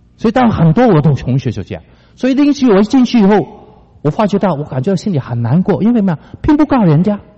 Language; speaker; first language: Chinese; non-native, local second language; Cantonese